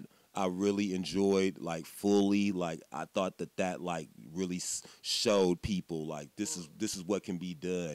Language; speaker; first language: English; native; English